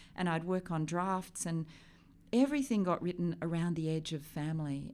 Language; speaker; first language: English; native; English